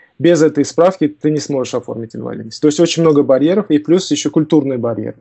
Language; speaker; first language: Russian; non-native, local second language; Tajik